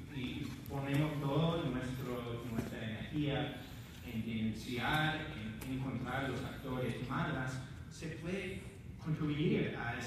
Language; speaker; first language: Spanish; non-native, fluent; English